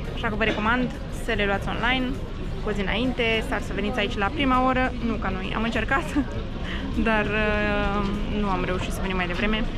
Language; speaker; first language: Romanian; early bilingual, heritage; Romanian